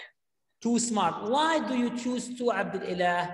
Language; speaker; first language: English; non-native, fluent; Arabic